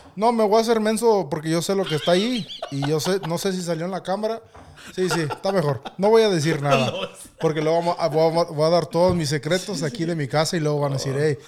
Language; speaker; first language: Spanish; early bilingual, heritage; Spanish